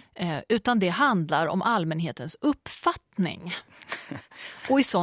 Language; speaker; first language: Swedish; native; Swedish